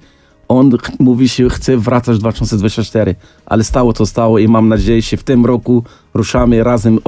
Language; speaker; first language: Polish; non-native, fluent; Arabic